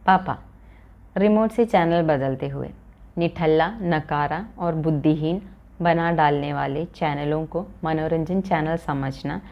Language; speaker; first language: Hindi; non-native, local second language; Malayalam